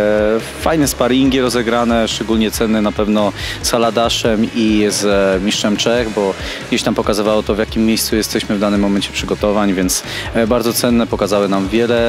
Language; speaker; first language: Polish; native; Polish